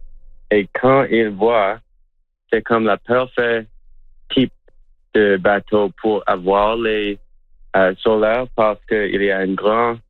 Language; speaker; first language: French; non-native, local second language; English